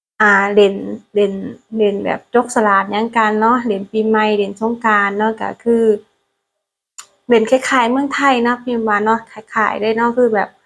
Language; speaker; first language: Thai; non-native, learner; Lao